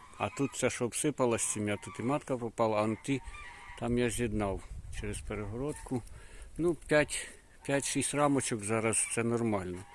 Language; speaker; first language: Ukrainian; native; Ukrainian